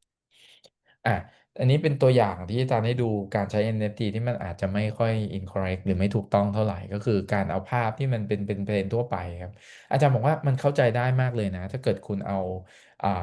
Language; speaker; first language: Thai; native; Thai